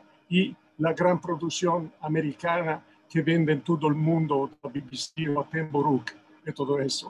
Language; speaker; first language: Spanish; non-native, fluent; Italian